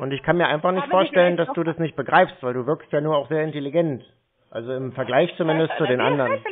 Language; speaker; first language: German; native; German